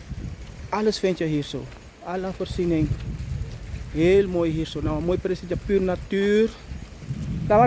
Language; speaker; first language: Dutch; non-native, local second language; Sranan Tongo